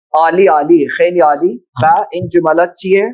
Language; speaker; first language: Persian; non-native, fluent; Urdu